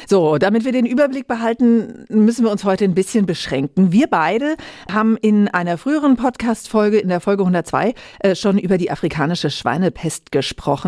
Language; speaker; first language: German; native; German